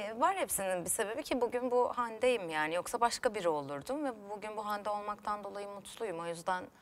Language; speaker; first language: Turkish; native; Turkish